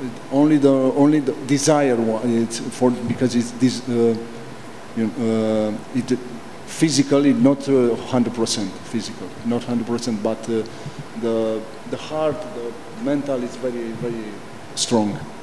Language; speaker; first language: English; non-native, learner; Romanian